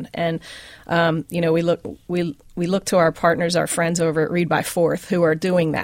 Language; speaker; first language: English; native; English